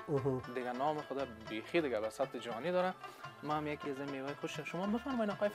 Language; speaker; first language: Persian; native; Persian